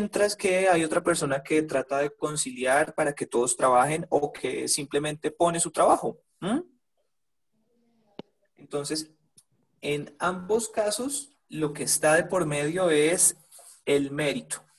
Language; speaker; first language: Spanish; native; Spanish